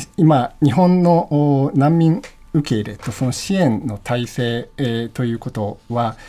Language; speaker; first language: Japanese; native; Japanese